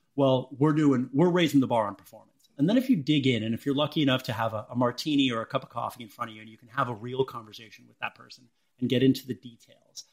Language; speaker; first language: English; native; English